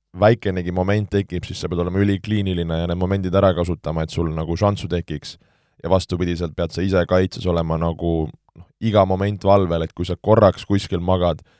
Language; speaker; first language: Estonian; native; Estonian